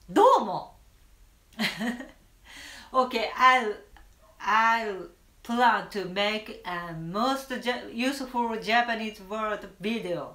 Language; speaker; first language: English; non-native, learner; Japanese